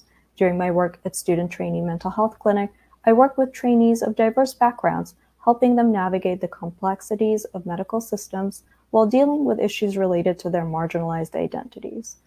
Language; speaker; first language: English; early bilingual, other home language; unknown